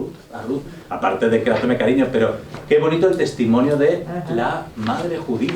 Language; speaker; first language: Spanish; native; Spanish